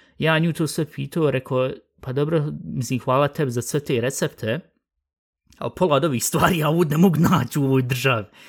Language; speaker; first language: Bosnian; early bilingual, heritage; Bosnian